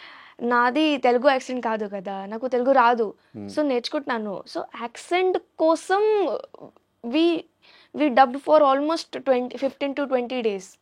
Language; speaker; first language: Telugu; non-native, learner; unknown